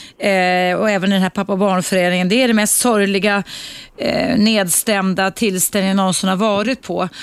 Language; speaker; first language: Swedish; native; Swedish